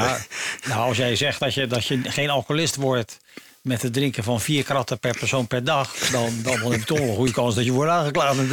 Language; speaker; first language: Dutch; native; Dutch